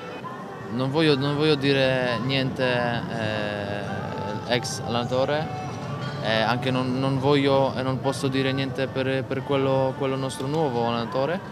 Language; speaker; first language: Italian; non-native, learner; Polish